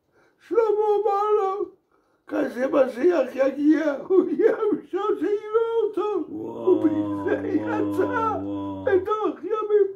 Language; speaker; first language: Hebrew; non-native, fluent; English